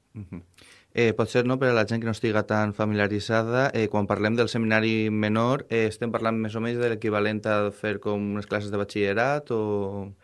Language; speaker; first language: Catalan; native; Catalan